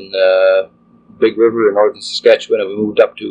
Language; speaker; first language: English; native; English